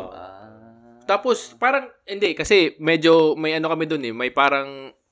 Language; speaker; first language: Filipino; native; Filipino